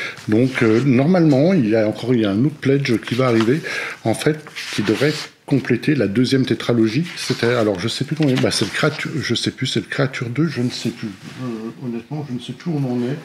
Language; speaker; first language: French; native; French